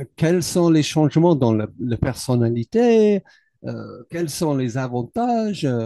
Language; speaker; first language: French; non-native, learner; English